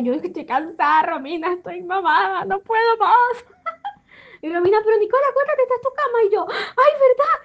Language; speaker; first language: Spanish; native; Spanish